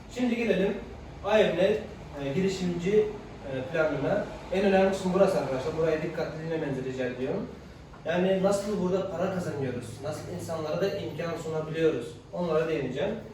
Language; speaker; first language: Turkish; non-native, fluent; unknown